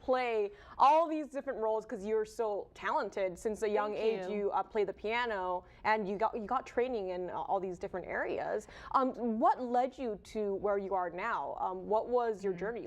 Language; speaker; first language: English; native; English